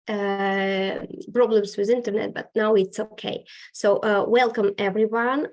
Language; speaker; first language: English; non-native, fluent; Ukrainian